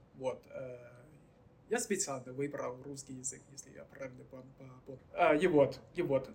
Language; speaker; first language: Russian; non-native, learner; Chinese